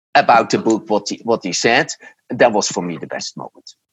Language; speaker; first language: English; non-native, fluent; Dutch